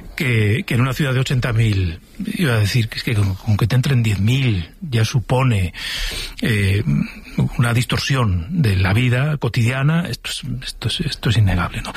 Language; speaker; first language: Spanish; native; Spanish